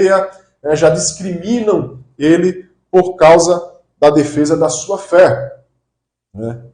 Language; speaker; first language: Portuguese; native; Portuguese